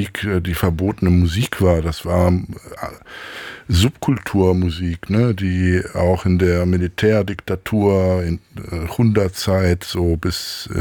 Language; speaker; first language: German; non-native, fluent; Greek